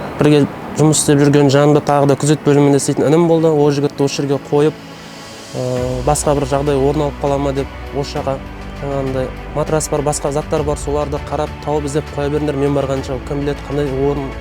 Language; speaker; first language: Kazakh; native; Kazakh